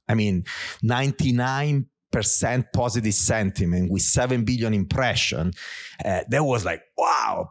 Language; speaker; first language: English; non-native, fluent; Italian